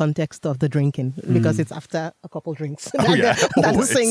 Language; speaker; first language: English; non-native, local second language; Yoruba